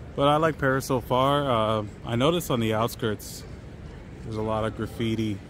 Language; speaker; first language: English; native; English